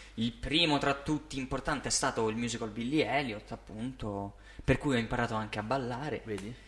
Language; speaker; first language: Italian; native; Italian